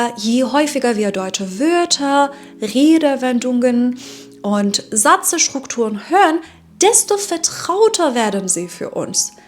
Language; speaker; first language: German; non-native, fluent; Persian